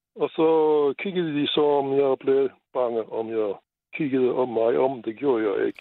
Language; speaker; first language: Danish; non-native, fluent; Luxembourgish